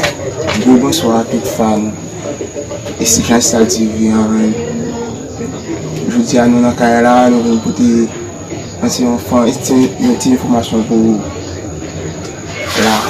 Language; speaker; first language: French; non-native, learner; Haitian Creole